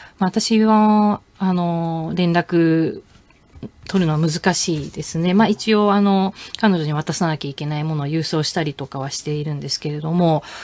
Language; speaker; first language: Japanese; native; Japanese